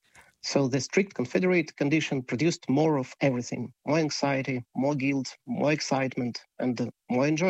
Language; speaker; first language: English; non-native, fluent; Russian